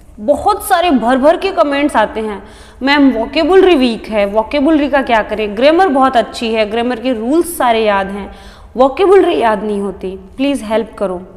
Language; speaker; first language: Hindi; native; Hindi